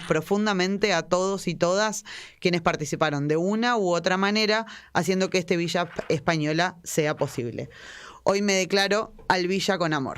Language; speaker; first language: Spanish; native; Spanish